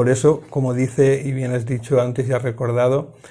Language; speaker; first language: Spanish; native; Spanish